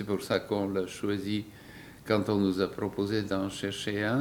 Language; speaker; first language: French; non-native, fluent; Bulgarian